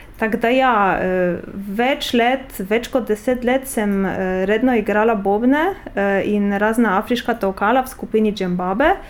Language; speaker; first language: Slovenian; non-native, fluent; Polish